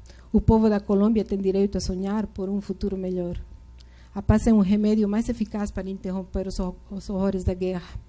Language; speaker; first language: Portuguese; non-native, fluent; Spanish